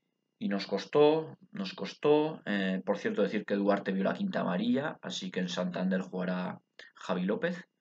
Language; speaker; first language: Spanish; native; Spanish